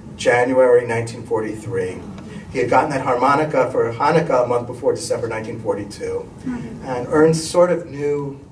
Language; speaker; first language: English; native; English